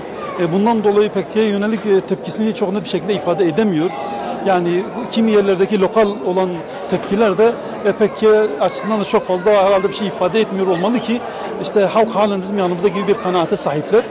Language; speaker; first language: Turkish; native; Turkish